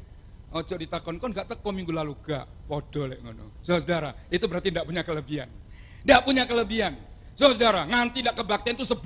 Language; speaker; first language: Indonesian; non-native, local second language; Javanese